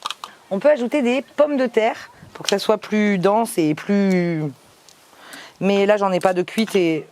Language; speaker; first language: French; native; French